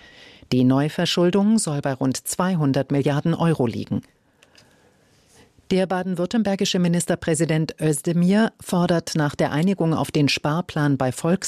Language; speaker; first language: German; native; German